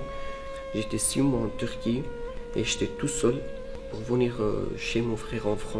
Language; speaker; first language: French; non-native, learner; Persian